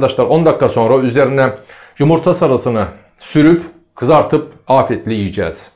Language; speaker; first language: Turkish; native; Turkish